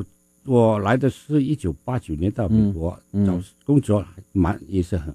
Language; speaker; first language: Chinese; non-native, fluent; Min Nan Chinese